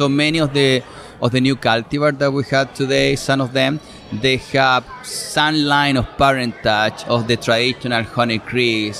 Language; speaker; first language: English; non-native, fluent; Spanish